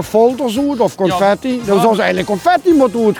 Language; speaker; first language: Dutch; native; Dutch